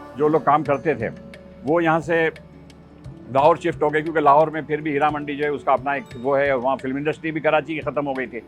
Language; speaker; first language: Urdu; native; Urdu